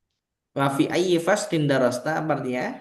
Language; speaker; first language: Malay; native; Malay